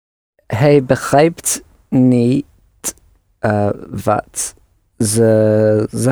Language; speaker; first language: Dutch; non-native, learner; English